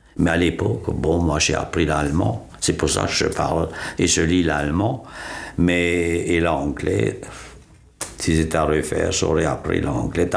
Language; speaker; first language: French; non-native, local second language; Swiss German